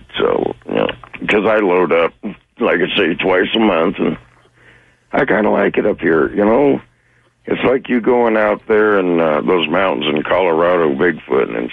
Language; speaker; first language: English; native; English